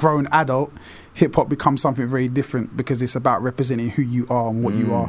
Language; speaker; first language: English; native; English